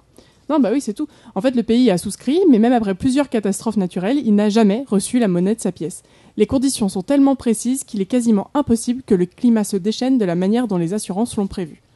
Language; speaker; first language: French; native; French